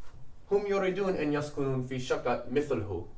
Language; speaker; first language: Arabic; non-native, learner; English